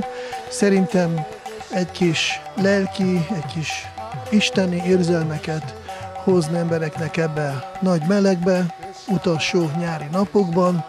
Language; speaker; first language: Hungarian; non-native, fluent; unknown